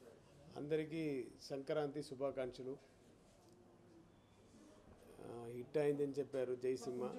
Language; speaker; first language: Telugu; non-native, learner; Tamil